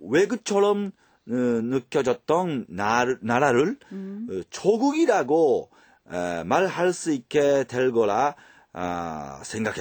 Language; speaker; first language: Korean; non-native, fluent; Japanese